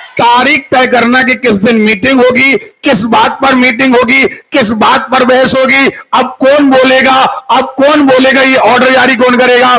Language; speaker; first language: Hindi; native; Hindi